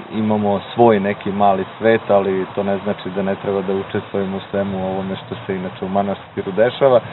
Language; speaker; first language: Croatian; early bilingual, heritage; Croatian